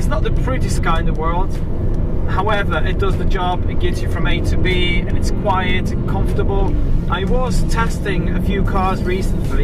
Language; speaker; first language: English; non-native, fluent; Polish